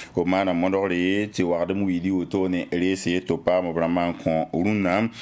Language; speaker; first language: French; non-native, local second language; Mossi